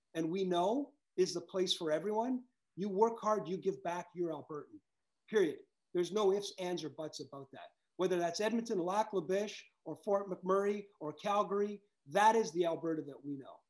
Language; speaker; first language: English; native; English